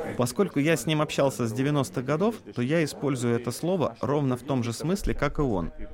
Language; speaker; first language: Russian; non-native, local second language; Lithuanian